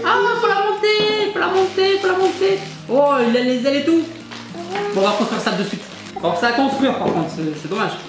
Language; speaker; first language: French; native; French